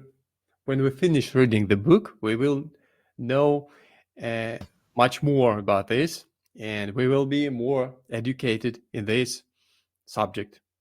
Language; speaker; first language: English; non-native, learner; Russian